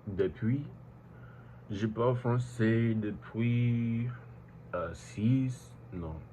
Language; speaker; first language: French; non-native, learner; English